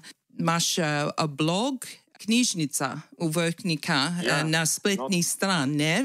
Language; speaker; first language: Slovenian; early bilingual, heritage; Slovenian